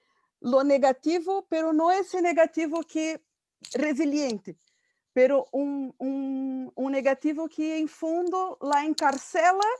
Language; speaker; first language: Spanish; non-native, fluent; Portuguese